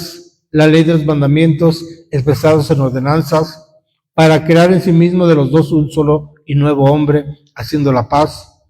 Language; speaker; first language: Spanish; native; Spanish